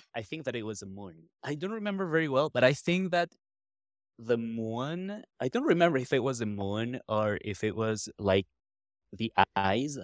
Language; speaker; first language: English; non-native, fluent; Spanish